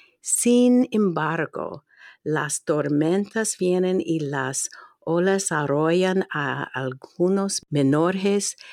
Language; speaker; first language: Spanish; non-native, fluent; English